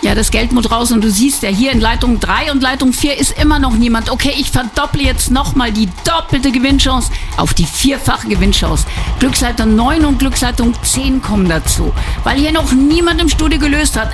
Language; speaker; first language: German; native; German